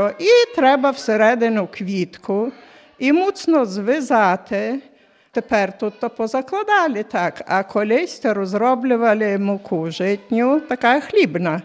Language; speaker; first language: Ukrainian; native; Ukrainian